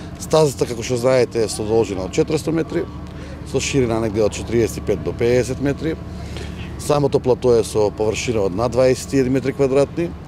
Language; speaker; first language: Macedonian; native; Macedonian